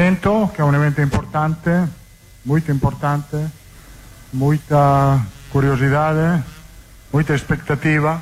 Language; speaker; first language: Portuguese; non-native, fluent; Italian